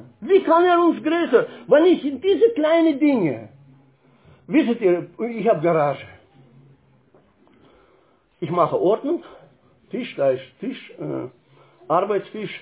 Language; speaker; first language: German; non-native, fluent; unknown